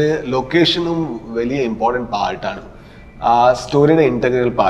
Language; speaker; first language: Malayalam; non-native, learner; Kannada